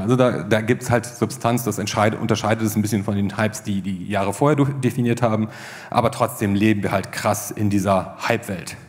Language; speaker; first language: German; native; German